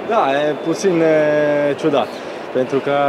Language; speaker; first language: Romanian; non-native, fluent; Italian